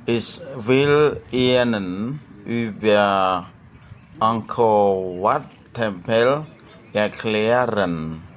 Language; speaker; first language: German; non-native, learner; Khmer